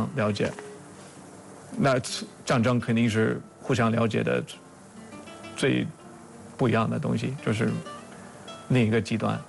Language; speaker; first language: Chinese; non-native, fluent; English